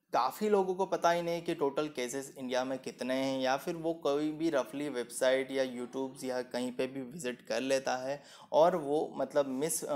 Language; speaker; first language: Hindi; non-native, local second language; Gujarati